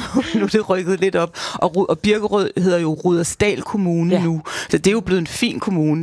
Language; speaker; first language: Danish; native; Danish